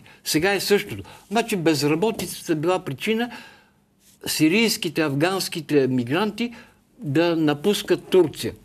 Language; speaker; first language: Bulgarian; native; Bulgarian